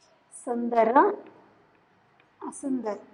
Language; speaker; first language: Hindi; non-native, local second language; Kannada